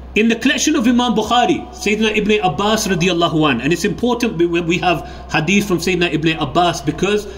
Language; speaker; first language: English; early bilingual, other home language; Urdu